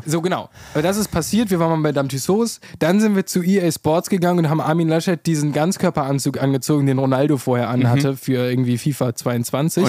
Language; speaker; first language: German; native; German